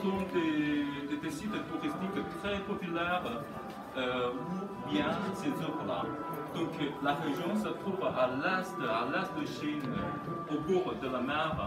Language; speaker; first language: French; non-native, fluent; Chinese